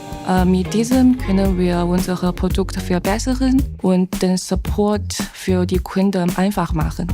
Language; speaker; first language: German; non-native, learner; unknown